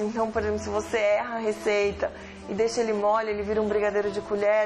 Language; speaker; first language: Portuguese; native; Portuguese